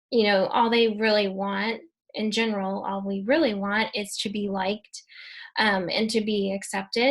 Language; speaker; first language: English; native; English